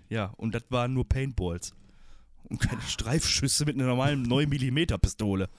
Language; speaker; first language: German; early bilingual, other home language; Turkish